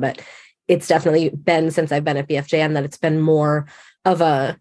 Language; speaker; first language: English; native; English